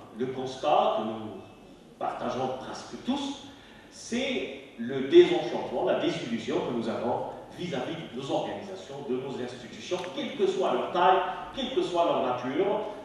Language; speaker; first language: French; non-native, local second language; Arabic